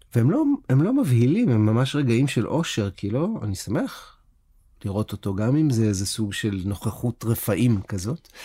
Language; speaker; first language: Hebrew; native; Hebrew